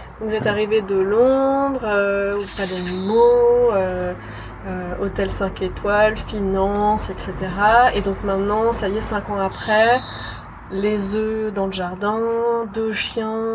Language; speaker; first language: French; native; French